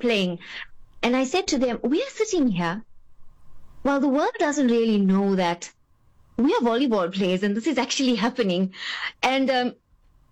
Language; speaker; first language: English; native; English